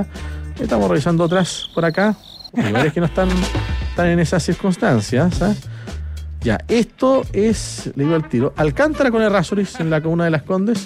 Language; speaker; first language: Spanish; native; Spanish